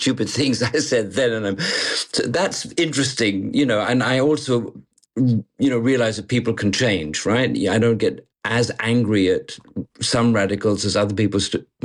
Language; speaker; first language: English; native; English